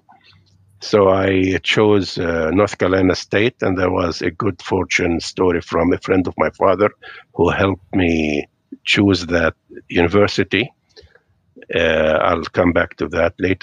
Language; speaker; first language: English; non-native, fluent; Arabic